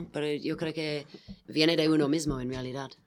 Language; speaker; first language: Spanish; non-native, fluent; English